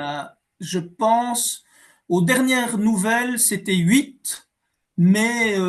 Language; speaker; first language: French; native; French